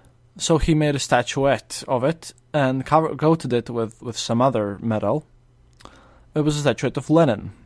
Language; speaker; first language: English; non-native, fluent; Latvian